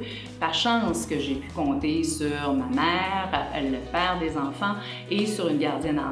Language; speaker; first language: French; native; French